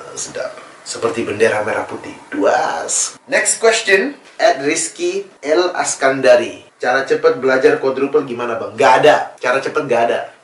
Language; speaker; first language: Indonesian; early bilingual, other home language; English